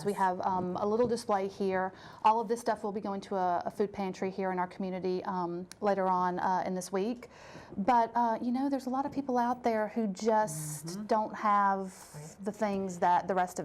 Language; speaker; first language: English; native; English